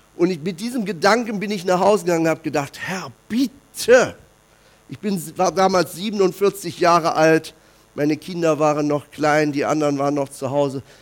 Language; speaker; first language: German; native; German